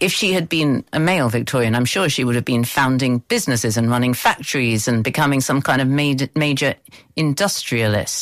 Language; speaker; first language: English; native; English